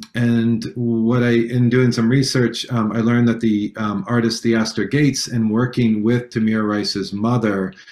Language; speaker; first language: English; native; English